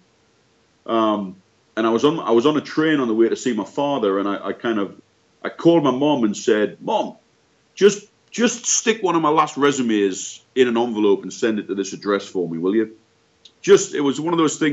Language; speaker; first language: English; native; English